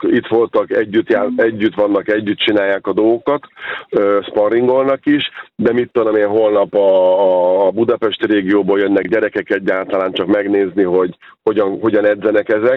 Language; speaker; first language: Hungarian; native; Hungarian